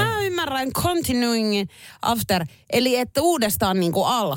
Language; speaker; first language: Finnish; native; Finnish